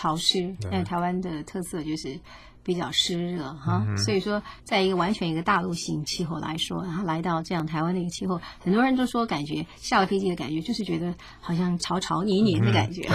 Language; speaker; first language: Chinese; native; Chinese